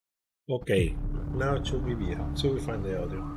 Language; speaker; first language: English; non-native, fluent; Spanish